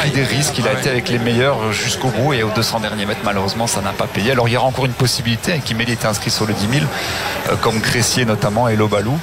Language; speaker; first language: French; native; French